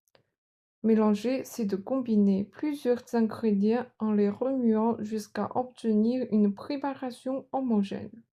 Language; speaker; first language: French; non-native, fluent; Chinese